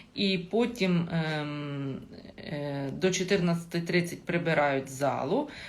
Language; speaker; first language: Ukrainian; non-native, local second language; Russian